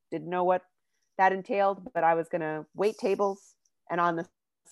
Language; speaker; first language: English; native; English